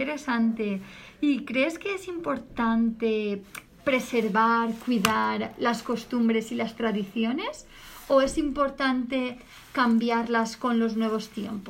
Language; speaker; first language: Spanish; native; Spanish